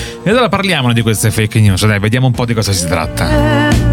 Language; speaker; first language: Italian; native; Italian